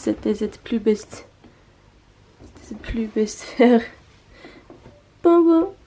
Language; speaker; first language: French; non-native, learner; Norwegian